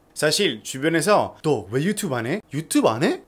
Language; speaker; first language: Korean; non-native, fluent; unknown